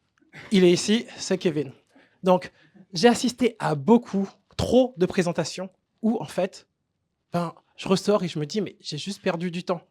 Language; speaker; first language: French; native; French